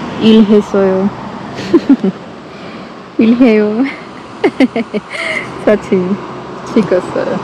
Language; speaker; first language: Korean; non-native, learner; Spanish